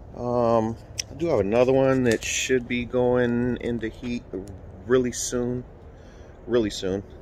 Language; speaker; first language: English; native; English